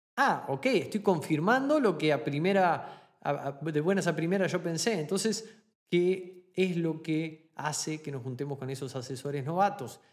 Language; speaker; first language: Spanish; native; Spanish